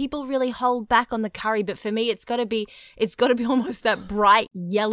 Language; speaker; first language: English; native; English